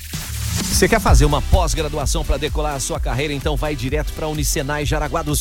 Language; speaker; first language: Portuguese; native; Portuguese